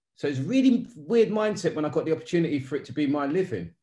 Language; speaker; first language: English; native; English